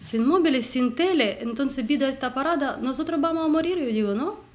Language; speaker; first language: Spanish; non-native, learner; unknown